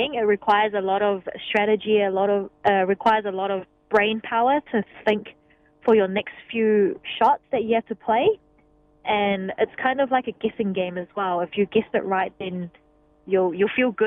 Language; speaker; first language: English; non-native, local second language; Cantonese